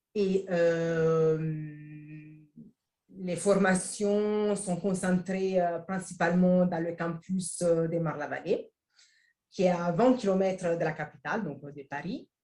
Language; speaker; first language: French; non-native, fluent; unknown